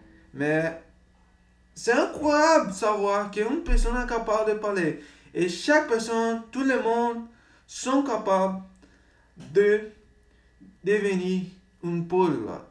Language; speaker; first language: French; non-native, learner; Portuguese